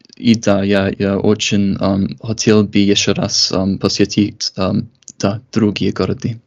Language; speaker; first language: Russian; non-native, fluent; English